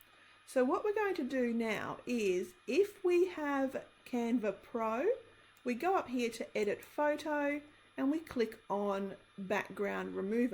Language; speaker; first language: English; native; English